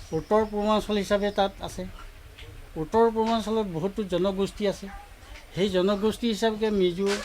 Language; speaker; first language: Assamese; non-native, local second language; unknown